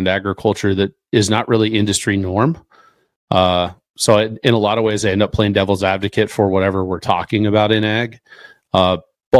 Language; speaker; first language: English; native; English